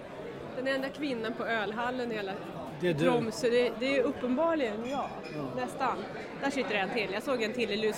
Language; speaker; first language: Swedish; native; Swedish